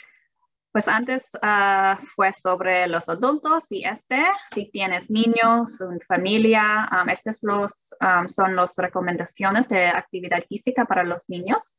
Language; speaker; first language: Spanish; early bilingual, heritage; English